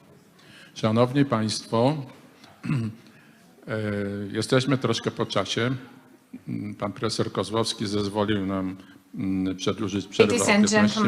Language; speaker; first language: Polish; native; Polish